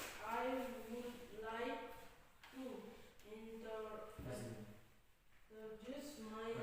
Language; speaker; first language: English; non-native, learner; Indonesian